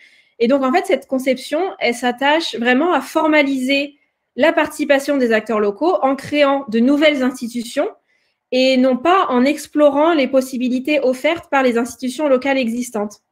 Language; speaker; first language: French; native; French